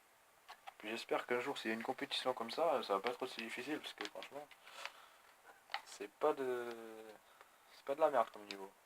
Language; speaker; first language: French; native; French